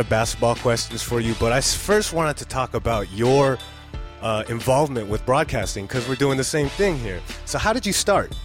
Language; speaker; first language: English; early bilingual, other home language; Chinese